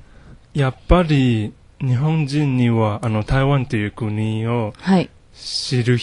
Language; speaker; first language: Japanese; non-native, fluent; Chinese